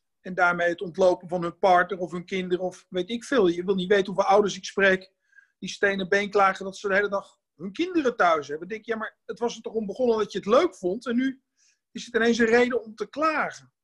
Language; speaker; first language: Dutch; native; Dutch